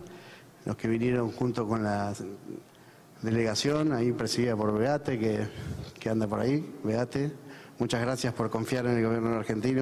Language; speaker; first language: Spanish; native; Spanish